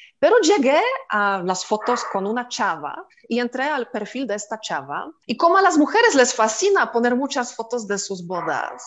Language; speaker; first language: Spanish; non-native, fluent; Polish